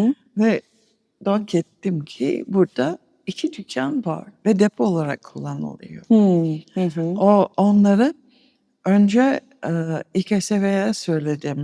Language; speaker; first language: Turkish; non-native, fluent; English